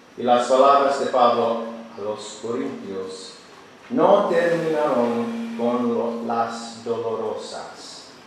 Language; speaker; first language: Spanish; non-native, learner; English